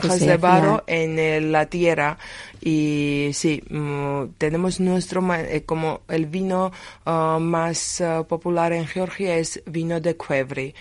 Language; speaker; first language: Spanish; non-native, learner; Georgian